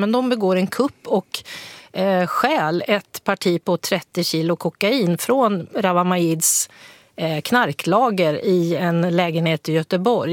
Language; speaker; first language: Swedish; native; Swedish